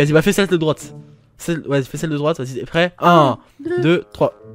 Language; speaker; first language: French; native; French